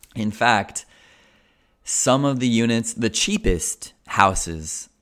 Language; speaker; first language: English; native; English